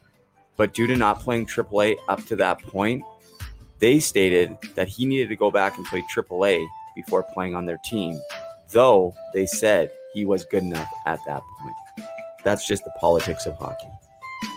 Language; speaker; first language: English; native; English